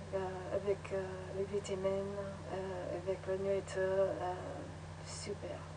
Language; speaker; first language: French; non-native, learner; English